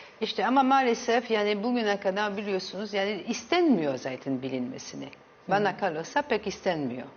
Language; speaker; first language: Turkish; early bilingual, heritage; Turkish